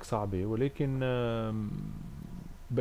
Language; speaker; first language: Arabic; native; Arabic